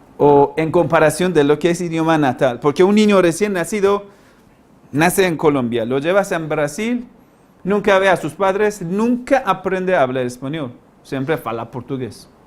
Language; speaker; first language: Spanish; non-native, fluent; Persian